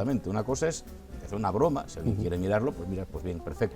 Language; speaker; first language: Spanish; native; Spanish